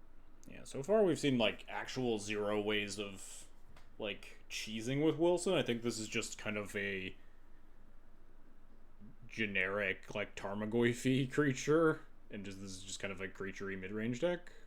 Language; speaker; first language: English; native; English